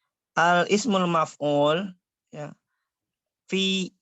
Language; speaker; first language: Arabic; non-native, learner; Indonesian